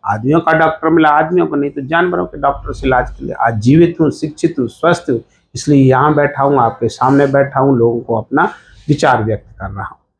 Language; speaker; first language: Hindi; native; Hindi